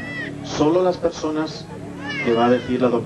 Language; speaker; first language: Spanish; native; Spanish